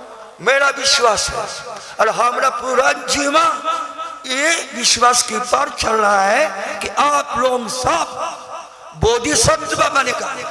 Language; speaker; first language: Hindi; non-native, learner; Japanese